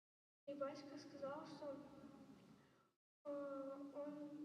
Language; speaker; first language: Russian; non-native, local second language; Belarusian